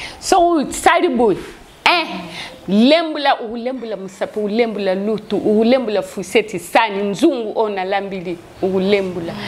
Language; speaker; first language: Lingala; non-native, local second language; Kituba (Democratic Republic of Congo)